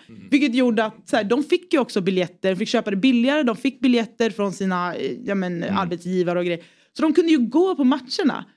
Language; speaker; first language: Swedish; early bilingual, other home language; Persian